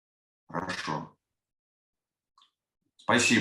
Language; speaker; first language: Russian; native; Russian